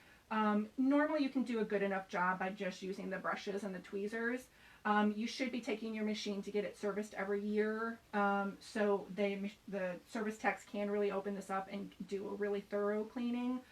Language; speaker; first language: English; native; English